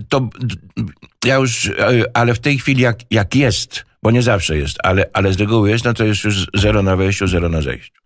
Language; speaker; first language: Polish; native; Polish